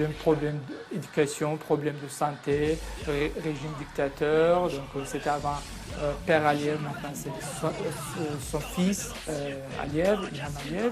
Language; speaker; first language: French; non-native, fluent; Azerbaijani